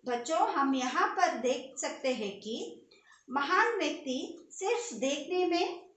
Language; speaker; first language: Hindi; non-native, local second language; Kannada